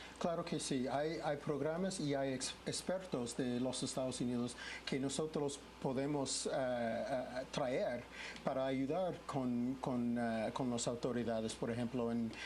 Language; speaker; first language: Spanish; non-native, fluent; English